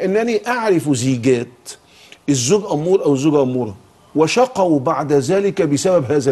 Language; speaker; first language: Arabic; native; Arabic